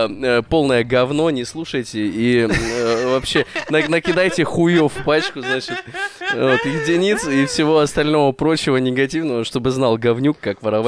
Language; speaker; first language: Russian; native; Russian